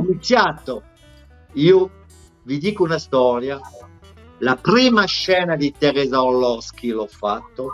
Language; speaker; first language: Italian; non-native, fluent; French